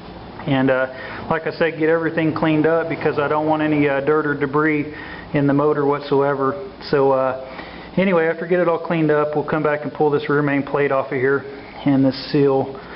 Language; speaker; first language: English; native; English